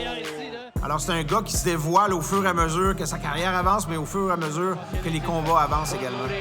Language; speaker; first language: French; native; French